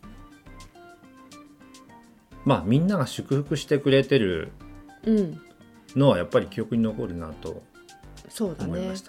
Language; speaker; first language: Japanese; native; Japanese